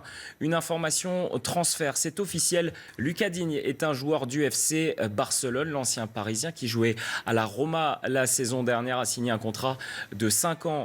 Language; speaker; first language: French; native; French